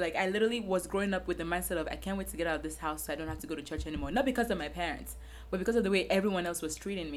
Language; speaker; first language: English; non-native, local second language; Yoruba